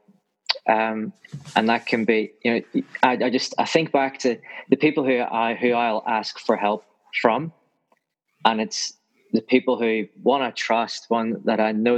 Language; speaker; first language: English; native; English